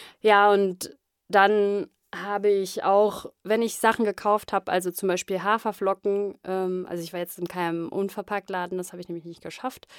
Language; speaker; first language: German; native; German